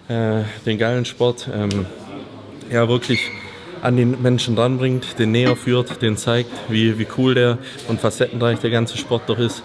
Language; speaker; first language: German; native; German